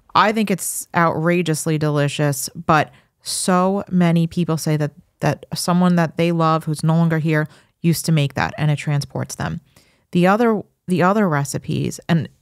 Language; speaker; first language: English; native; English